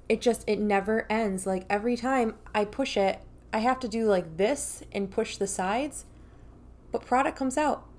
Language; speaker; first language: English; native; English